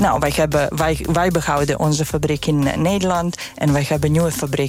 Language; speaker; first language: Dutch; non-native, fluent; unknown